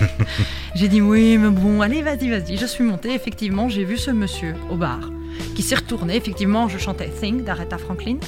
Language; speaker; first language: French; native; French